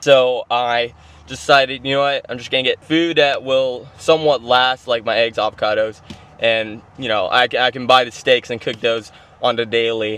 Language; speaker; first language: English; native; English